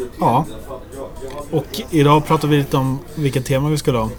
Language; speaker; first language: Swedish; native; Swedish